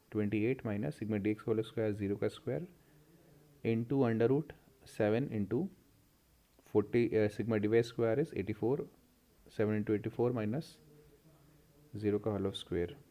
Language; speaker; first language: English; non-native, local second language; Hindi